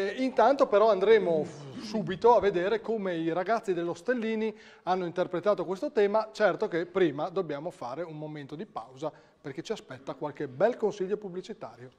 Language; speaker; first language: Italian; native; Italian